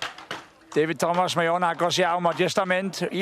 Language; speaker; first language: Welsh; native; Welsh